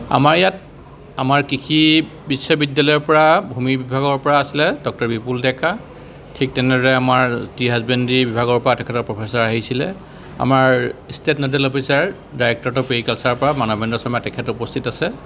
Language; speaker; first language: Assamese; native; Assamese